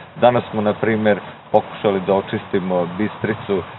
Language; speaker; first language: Croatian; early bilingual, heritage; Croatian